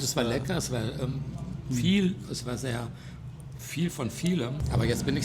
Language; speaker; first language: German; native; German